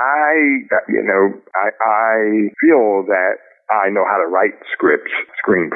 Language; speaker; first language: English; native; English